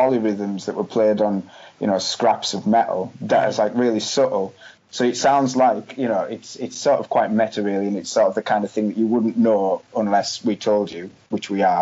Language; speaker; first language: English; native; English